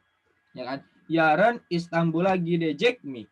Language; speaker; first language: Turkish; non-native, learner; Indonesian